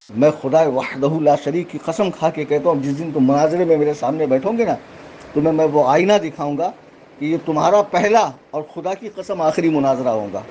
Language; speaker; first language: Urdu; native; Urdu